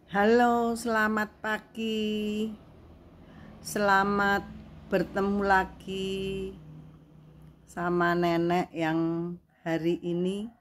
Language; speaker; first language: Indonesian; non-native, local second language; Javanese